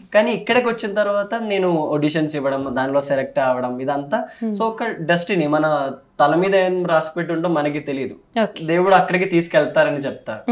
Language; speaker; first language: Telugu; non-native, local second language; Malayalam